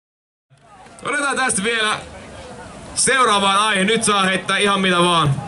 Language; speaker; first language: Finnish; native; Finnish